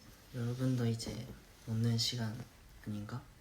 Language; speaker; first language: Korean; non-native, fluent; Japanese